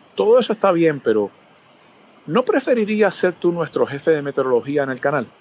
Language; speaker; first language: Spanish; early bilingual, other home language; English